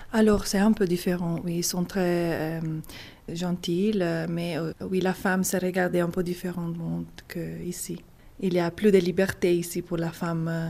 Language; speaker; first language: French; non-native, learner; Italian